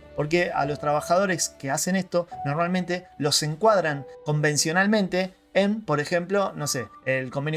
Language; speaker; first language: Spanish; native; Spanish